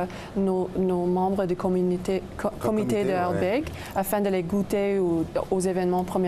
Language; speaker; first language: French; non-native, local second language; English